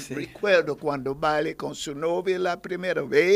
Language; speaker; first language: Spanish; non-native, learner; English